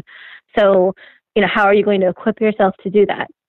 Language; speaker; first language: English; native; English